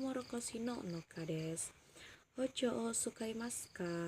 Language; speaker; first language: Japanese; non-native, learner; Indonesian